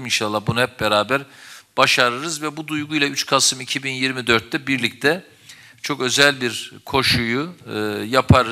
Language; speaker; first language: Turkish; native; Turkish